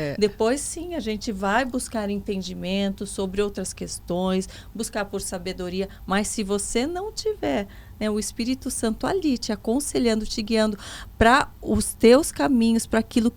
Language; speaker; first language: Portuguese; native; Portuguese